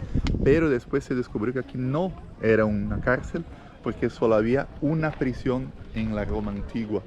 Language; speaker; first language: Spanish; non-native, fluent; Portuguese